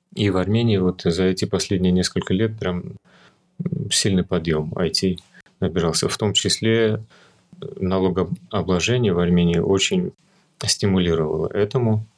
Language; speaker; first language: Russian; early bilingual, other home language; Armenian